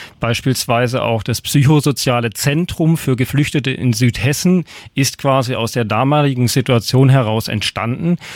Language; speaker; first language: German; native; German